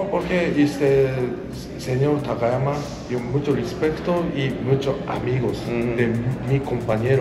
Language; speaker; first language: Spanish; non-native, learner; Japanese